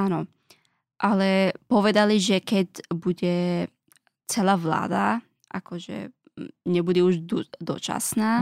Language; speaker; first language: Slovak; non-native, learner; Pashto